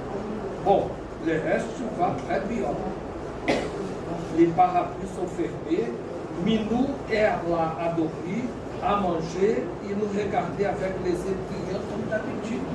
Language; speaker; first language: French; non-native, learner; Portuguese